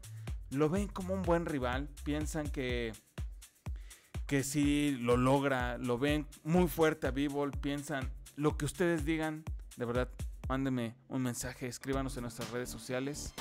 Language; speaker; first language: Spanish; native; Spanish